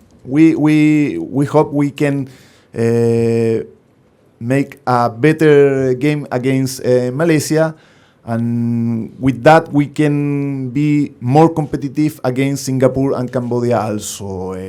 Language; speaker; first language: English; non-native, learner; Spanish